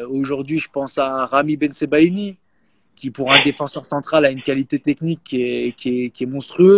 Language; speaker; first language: French; native; French